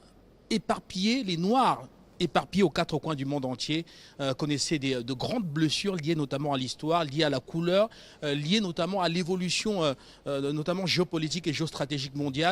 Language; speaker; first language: French; native; French